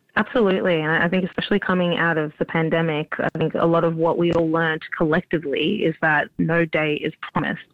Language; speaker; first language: English; native; English